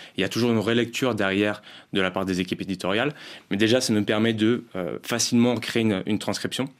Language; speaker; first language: French; native; French